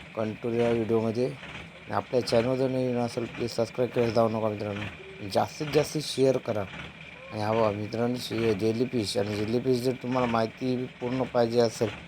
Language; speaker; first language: Marathi; native; Marathi